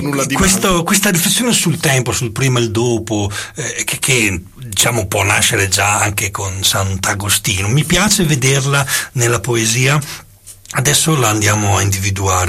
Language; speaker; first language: Italian; native; Italian